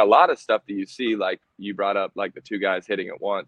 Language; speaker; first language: English; native; English